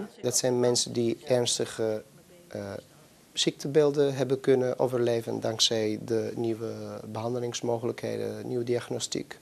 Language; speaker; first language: Dutch; non-native, fluent; Italian